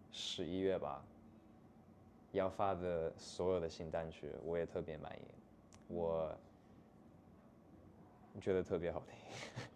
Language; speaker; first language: Chinese; non-native, fluent; English